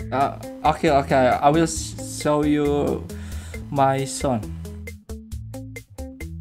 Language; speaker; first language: English; non-native, learner; Indonesian